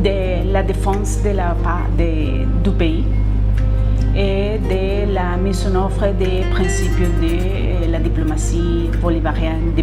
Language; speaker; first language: French; non-native, fluent; Spanish